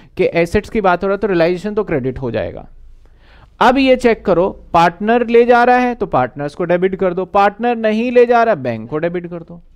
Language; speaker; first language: Hindi; native; Hindi